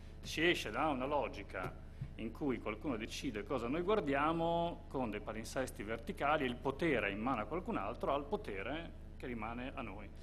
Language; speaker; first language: Italian; native; Italian